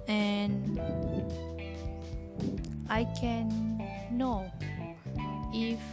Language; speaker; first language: English; non-native, learner; Malay